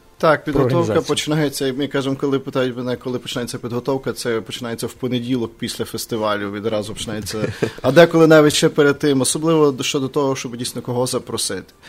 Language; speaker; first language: Ukrainian; native; Ukrainian